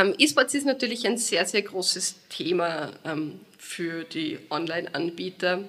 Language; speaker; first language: German; native; German